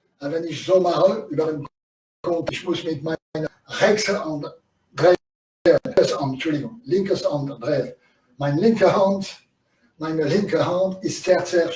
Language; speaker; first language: German; non-native, learner; French